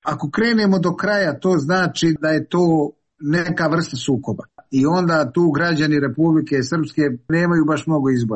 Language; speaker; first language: Serbian; native; Serbian